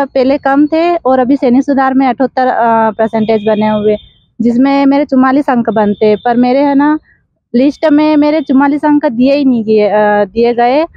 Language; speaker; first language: Hindi; native; Hindi